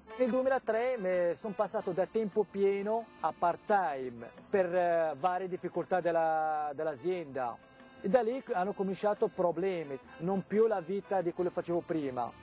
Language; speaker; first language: Italian; non-native, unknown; Arabic